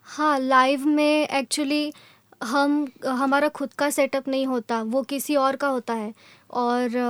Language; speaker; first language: Hindi; non-native, local second language; Gujarati